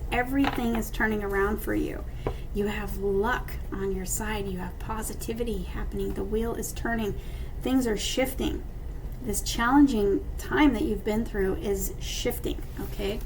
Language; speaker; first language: English; native; English